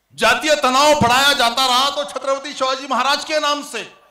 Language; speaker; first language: Hindi; non-native, local second language; Marathi